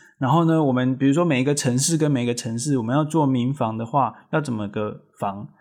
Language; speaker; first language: Chinese; native; Chinese